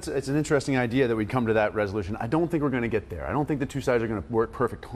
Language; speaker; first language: English; native; English